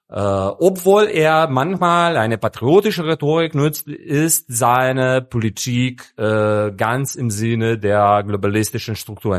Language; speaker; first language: German; non-native, fluent; Serbian